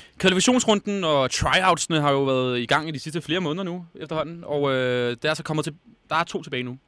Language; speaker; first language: Danish; native; Danish